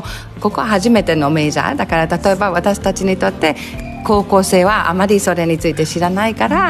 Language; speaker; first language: Japanese; non-native, fluent; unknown